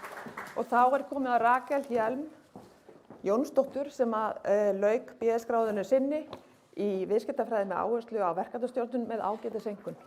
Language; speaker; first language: Icelandic; native; Icelandic